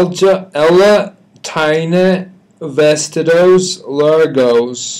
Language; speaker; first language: Spanish; non-native, learner; English